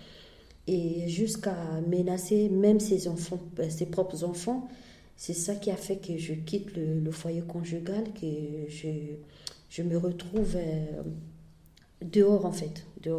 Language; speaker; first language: French; non-native, fluent; Portuguese